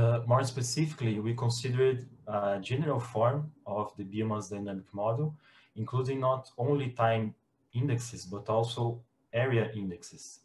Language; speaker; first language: English; non-native, fluent; Portuguese